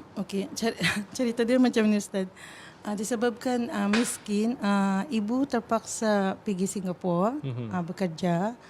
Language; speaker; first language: Malay; non-native, fluent; Filipino